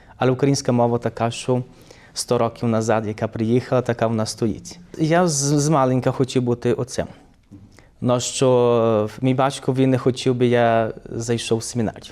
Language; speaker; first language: Ukrainian; early bilingual, heritage; Ukrainian